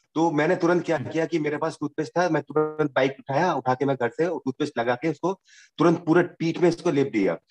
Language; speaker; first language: Hindi; non-native, local second language; Bangla